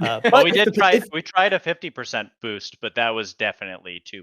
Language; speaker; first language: English; native; English